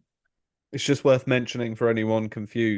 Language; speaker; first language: English; native; English